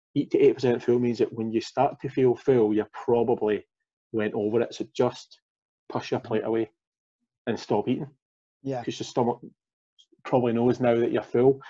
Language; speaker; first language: English; native; English